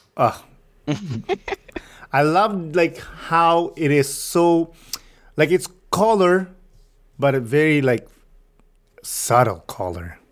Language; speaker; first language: English; non-native, local second language; Filipino